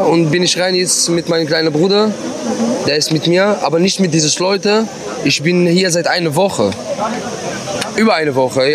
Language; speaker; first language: German; non-native, learner; Arabic